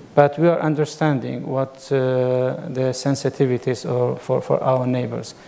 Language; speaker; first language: English; non-native, fluent; Kurdish